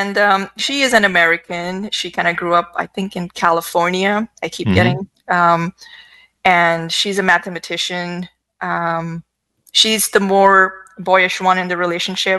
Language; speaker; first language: English; non-native, local second language; Urdu